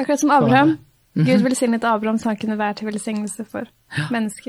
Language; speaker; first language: Norwegian; native; Norwegian